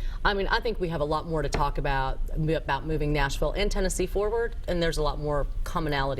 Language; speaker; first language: English; native; English